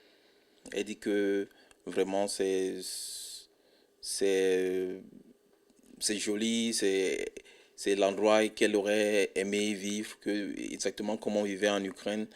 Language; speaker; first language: French; non-native, fluent; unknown